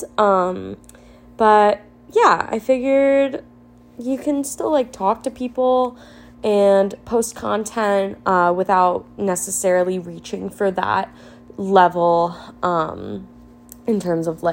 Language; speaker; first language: English; native; English